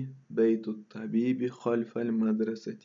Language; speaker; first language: Arabic; non-native, fluent; Russian